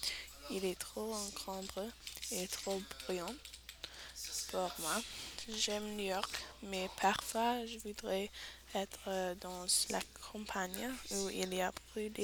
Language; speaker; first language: French; non-native, learner; English